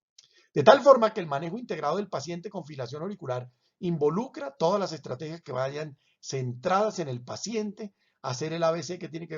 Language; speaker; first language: Spanish; native; Spanish